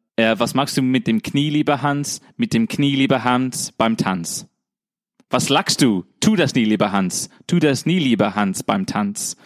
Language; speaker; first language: German; non-native, fluent; English